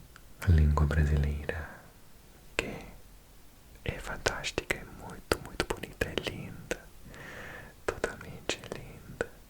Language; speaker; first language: Portuguese; non-native, fluent; English